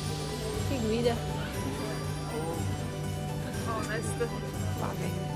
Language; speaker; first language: Italian; non-native, fluent; Russian